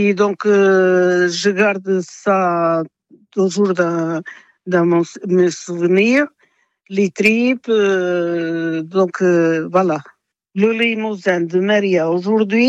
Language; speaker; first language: French; non-native, fluent; Portuguese